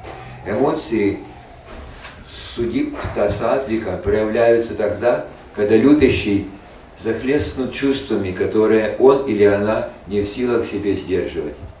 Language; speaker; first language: Russian; native; Russian